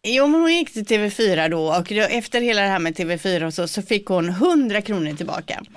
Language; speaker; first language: Swedish; native; Swedish